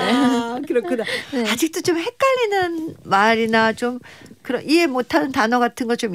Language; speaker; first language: Korean; native; Korean